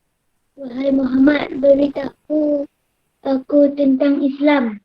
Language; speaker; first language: Indonesian; non-native, learner; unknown